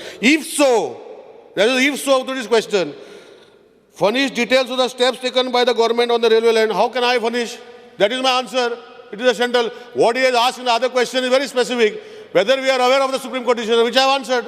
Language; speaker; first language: English; non-native, local second language; Konkani